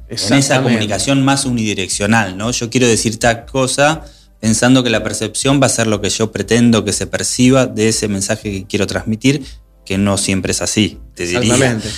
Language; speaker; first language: Spanish; native; Spanish